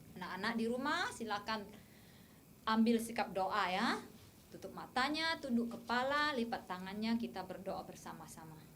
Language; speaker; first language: Indonesian; native; Indonesian